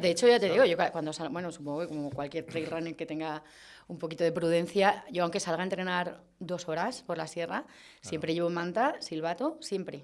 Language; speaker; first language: Spanish; native; Spanish